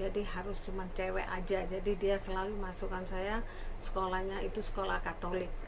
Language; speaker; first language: Indonesian; early bilingual, other home language; Sindhi